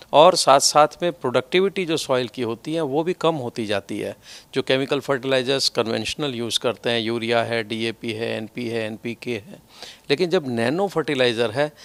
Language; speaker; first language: Hindi; non-native, local second language; Gujarati